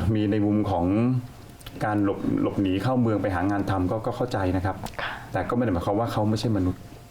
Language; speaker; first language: Thai; native; Thai